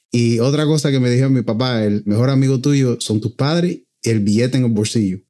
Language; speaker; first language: Spanish; early bilingual, heritage; Spanish